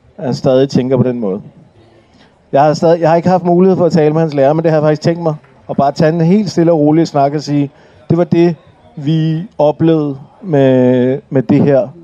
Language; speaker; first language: Danish; early bilingual, other home language; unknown